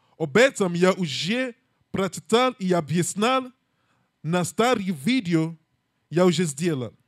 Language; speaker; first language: Russian; non-native, learner; English